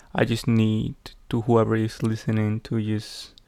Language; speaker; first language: English; non-native, fluent; Spanish